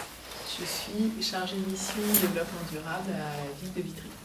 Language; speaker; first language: French; native; French